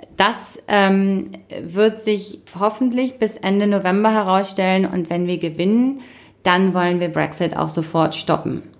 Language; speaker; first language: German; native; German